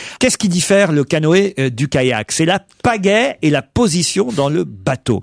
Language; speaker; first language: French; native; French